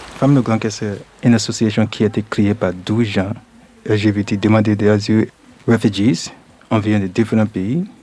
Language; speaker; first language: French; non-native, learner; English